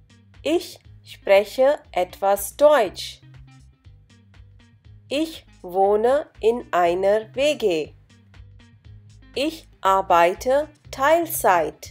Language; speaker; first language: German; non-native, fluent; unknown